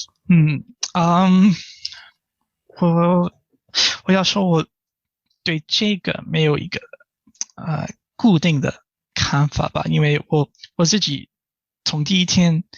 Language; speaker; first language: Chinese; non-native, fluent; English